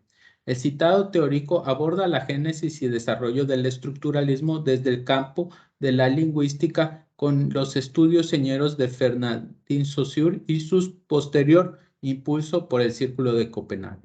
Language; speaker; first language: Spanish; native; Spanish